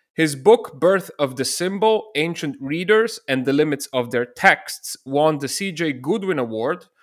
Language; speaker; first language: English; non-native, fluent; Slovenian